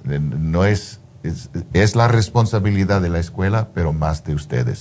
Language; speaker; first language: Spanish; early bilingual, heritage; Spanish